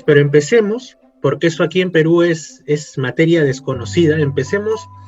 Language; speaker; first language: Spanish; native; Spanish